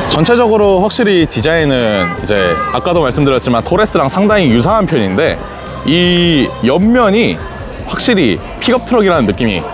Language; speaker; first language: Korean; native; Korean